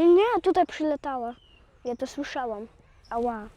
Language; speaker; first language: Polish; early bilingual, other home language; Russian